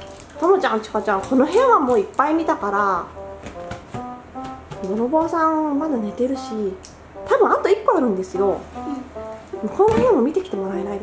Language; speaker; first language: Japanese; native; Japanese